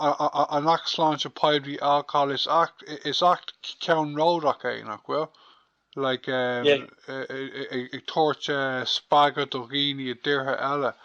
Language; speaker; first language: Irish; non-native, local second language; English